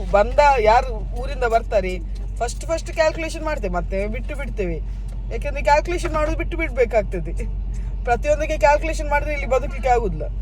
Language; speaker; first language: Kannada; non-native, local second language; Tulu